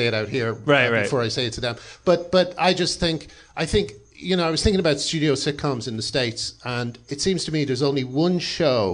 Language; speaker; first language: English; native; English